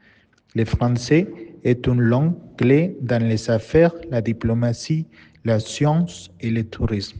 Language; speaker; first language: French; non-native, learner; Spanish